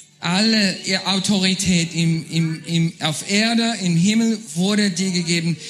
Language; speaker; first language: German; non-native, learner; Chinese